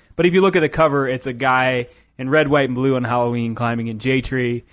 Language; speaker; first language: English; native; English